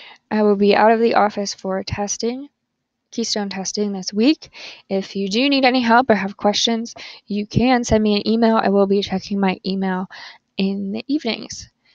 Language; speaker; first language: English; native; English